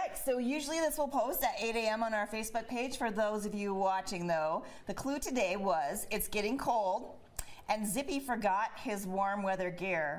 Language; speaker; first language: English; native; English